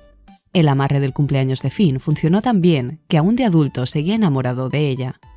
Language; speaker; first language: Spanish; native; Spanish